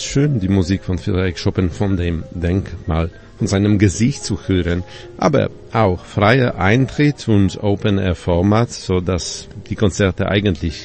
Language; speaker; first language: German; non-native, fluent; Polish